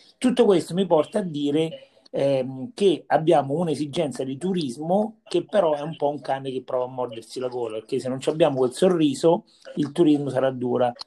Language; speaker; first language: Italian; native; Italian